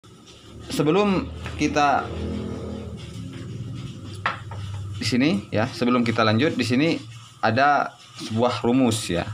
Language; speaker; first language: Indonesian; native; Indonesian